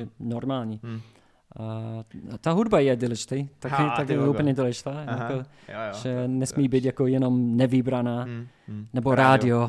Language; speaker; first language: Czech; non-native, learner; English